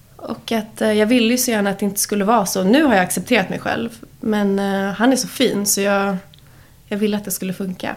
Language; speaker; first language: Swedish; early bilingual, heritage; Swedish